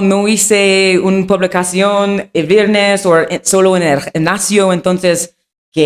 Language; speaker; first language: Spanish; non-native, learner; English